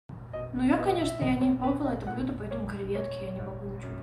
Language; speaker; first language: Russian; native; Russian